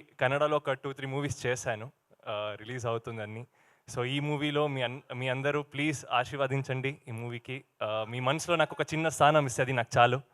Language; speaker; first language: Telugu; non-native, learner; Kannada